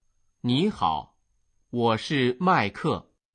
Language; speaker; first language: Chinese; non-native, learner; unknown